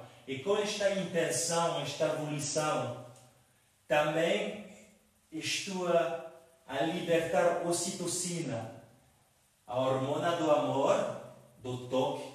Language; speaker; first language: Portuguese; non-native, fluent; French